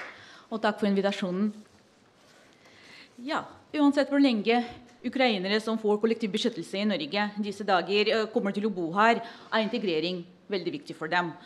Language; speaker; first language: Norwegian; non-native, fluent; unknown